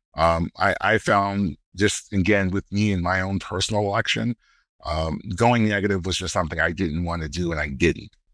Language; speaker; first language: English; native; English